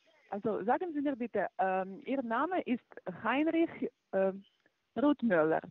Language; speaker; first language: German; non-native, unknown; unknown